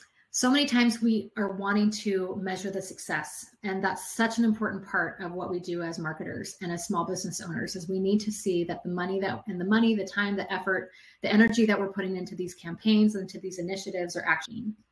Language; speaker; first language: English; native; English